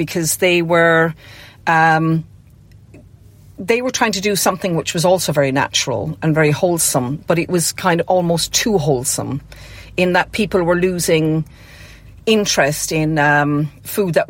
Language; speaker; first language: English; native; English